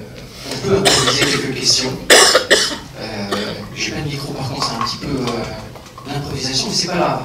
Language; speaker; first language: French; native; French